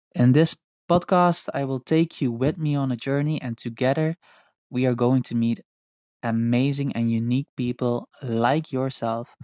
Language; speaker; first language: English; non-native, fluent; Dutch